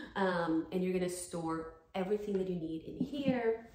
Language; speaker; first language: English; non-native, fluent; Portuguese